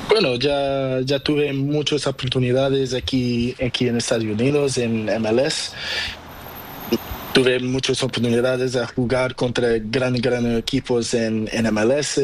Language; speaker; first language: Spanish; non-native, learner; Portuguese